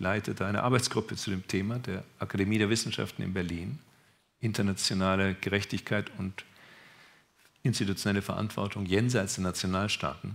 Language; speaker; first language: German; native; German